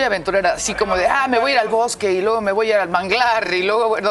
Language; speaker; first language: Spanish; native; Spanish